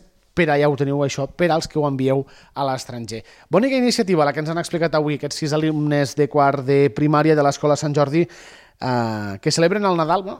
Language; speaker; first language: Catalan; native; Catalan